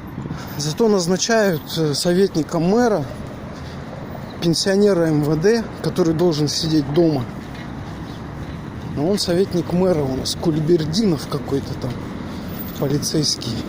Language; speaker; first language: Russian; native; Russian